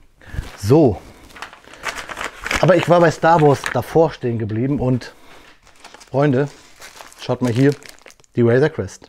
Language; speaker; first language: German; native; German